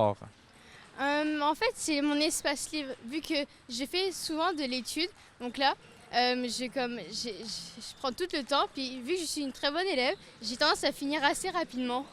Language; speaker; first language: French; native; French